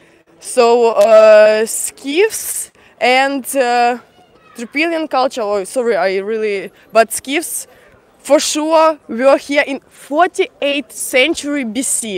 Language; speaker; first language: English; non-native, fluent; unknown